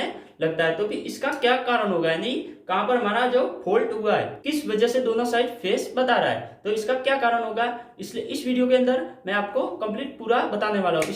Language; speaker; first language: Hindi; native; Hindi